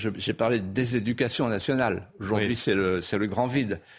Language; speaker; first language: French; non-native, local second language; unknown